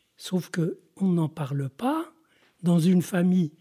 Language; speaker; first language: French; non-native, local second language; Arabic